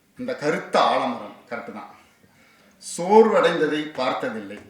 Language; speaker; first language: Tamil; native; Tamil